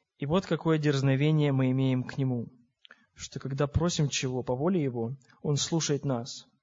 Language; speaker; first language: Russian; native; Russian